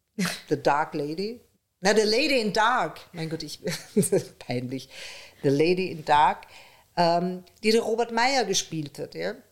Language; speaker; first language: German; early bilingual, other home language; Persian